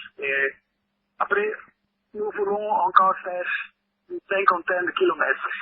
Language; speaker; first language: French; non-native, local second language; Dutch